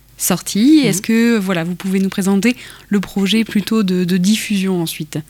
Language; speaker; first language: French; native; French